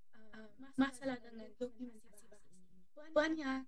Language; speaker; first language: Indonesian; non-native, learner; English